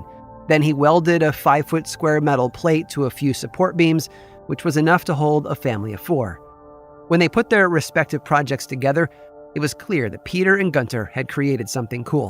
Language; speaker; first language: English; native; English